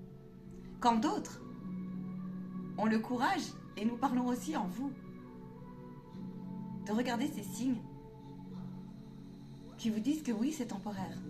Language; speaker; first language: French; native; French